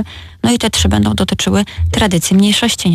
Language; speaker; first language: Polish; native; Polish